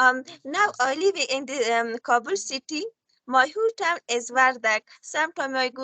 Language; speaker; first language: English; non-native, learner; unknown